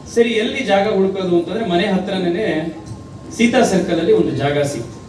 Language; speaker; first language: Kannada; native; Kannada